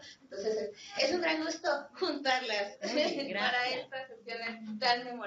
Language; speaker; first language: Spanish; native; Spanish